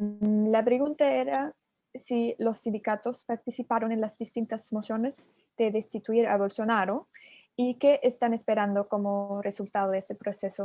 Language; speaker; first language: Spanish; non-native, fluent; German